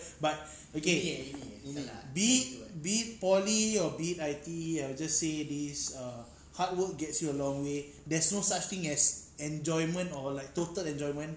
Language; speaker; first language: English; native; English